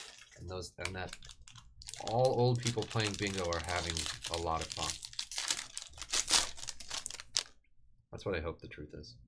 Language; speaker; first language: English; native; English